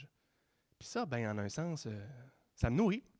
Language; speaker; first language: French; native; French